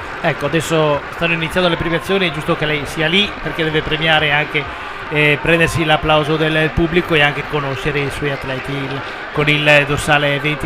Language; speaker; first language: Italian; native; Italian